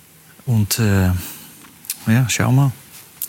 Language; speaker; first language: German; non-native, fluent; Dutch